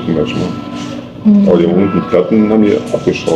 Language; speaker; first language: German; native; German